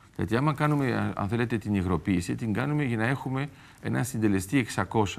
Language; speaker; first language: Greek; early bilingual, heritage; Greek